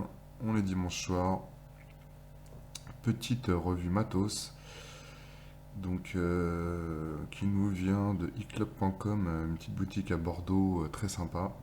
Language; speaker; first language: French; native; French